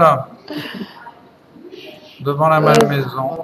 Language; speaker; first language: French; native; French